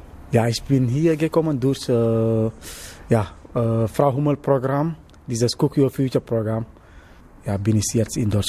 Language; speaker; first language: German; non-native, learner; Wolof